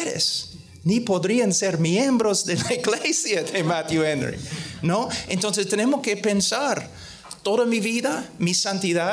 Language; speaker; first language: Spanish; non-native, fluent; English